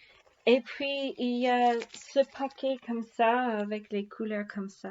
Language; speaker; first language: French; non-native, fluent; English